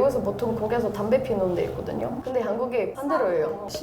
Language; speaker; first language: Korean; non-native, learner; English